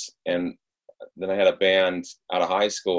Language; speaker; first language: English; native; English